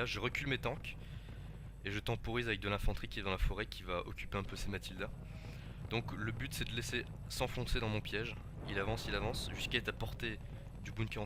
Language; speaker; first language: French; native; French